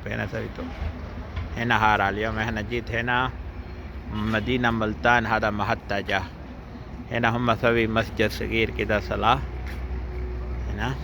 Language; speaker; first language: Arabic; non-native, learner; Urdu